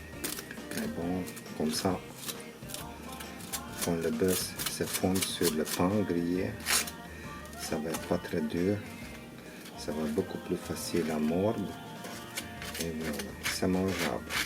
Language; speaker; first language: French; non-native, learner; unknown